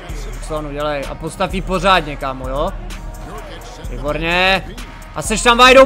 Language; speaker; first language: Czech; native; Czech